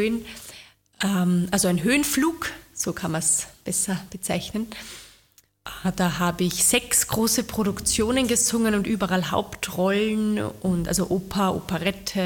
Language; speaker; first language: German; native; German